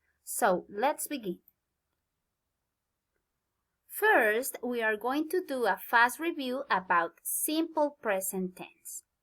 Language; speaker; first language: English; non-native, learner; Spanish